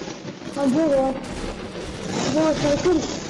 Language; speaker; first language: German; non-native, local second language; Luxembourgish